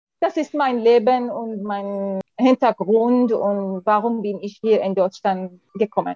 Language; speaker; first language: German; non-native, fluent; Arabic